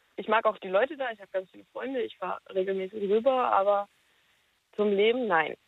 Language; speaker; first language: German; native; German